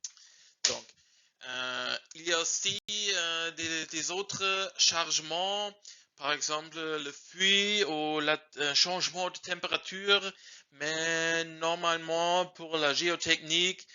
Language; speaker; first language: French; non-native, learner; German